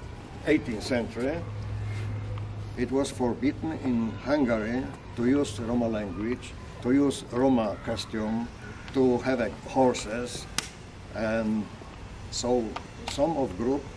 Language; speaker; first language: English; non-native, learner; Polish